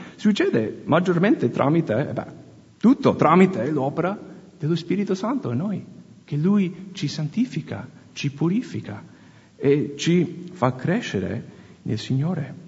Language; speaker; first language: Italian; non-native, fluent; English